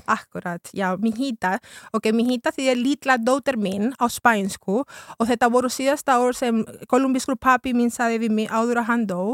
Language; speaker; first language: Icelandic; non-native, fluent; Spanish